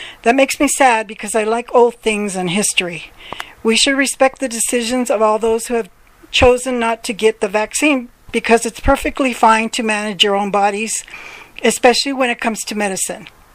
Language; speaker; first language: English; early bilingual, other home language; Spanish